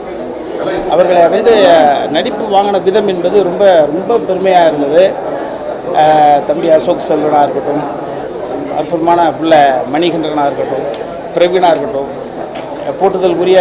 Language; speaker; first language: Tamil; native; Tamil